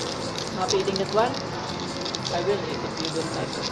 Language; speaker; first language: English; non-native, local second language; Filipino